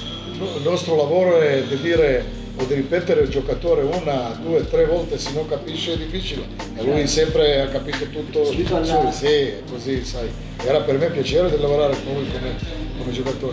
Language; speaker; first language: Italian; non-native, fluent; Serbian